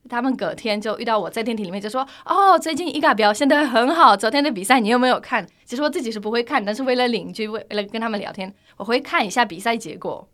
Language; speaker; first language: Chinese; non-native, fluent; Polish